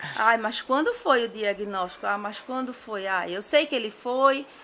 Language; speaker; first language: Portuguese; native; Portuguese